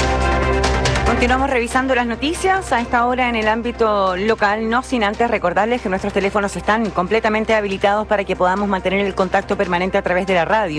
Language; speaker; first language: Spanish; native; Spanish